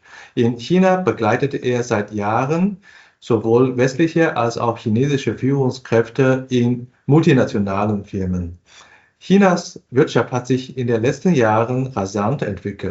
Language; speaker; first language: German; non-native, fluent; Chinese